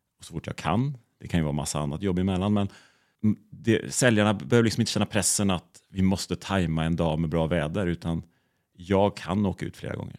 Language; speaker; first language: Swedish; native; Swedish